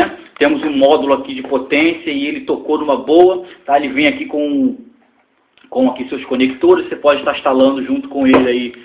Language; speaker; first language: Portuguese; native; Portuguese